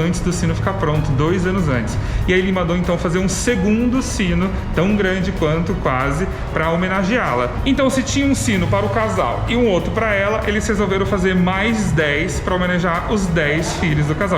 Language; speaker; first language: Portuguese; native; Portuguese